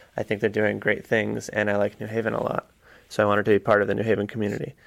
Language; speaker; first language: English; native; English